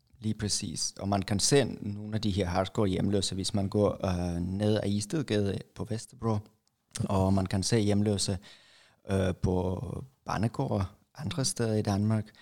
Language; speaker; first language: Danish; non-native, fluent; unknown